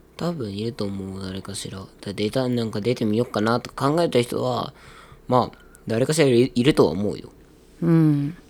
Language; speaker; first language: Japanese; native; Japanese